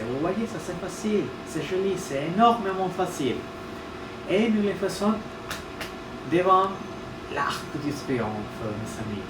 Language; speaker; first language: French; non-native, fluent; Spanish